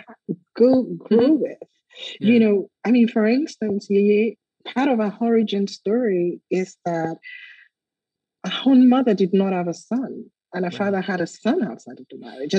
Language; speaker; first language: English; non-native, local second language; Yoruba